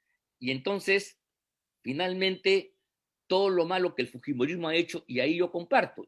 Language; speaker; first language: Spanish; native; Spanish